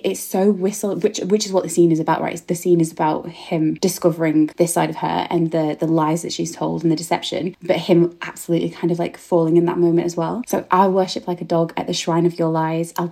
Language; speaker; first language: English; native; English